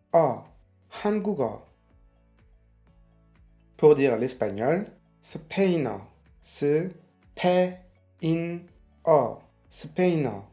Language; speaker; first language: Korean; non-native, fluent; French